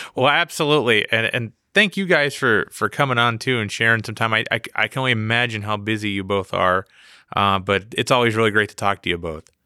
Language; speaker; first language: English; native; English